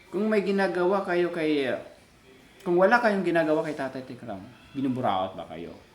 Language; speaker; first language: Filipino; non-native, local second language; Cebuano